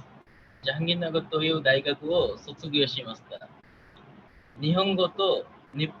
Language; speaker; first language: Japanese; non-native, learner; Bangla